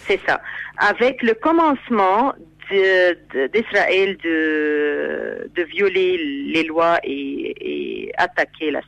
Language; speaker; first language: French; non-native, fluent; Arabic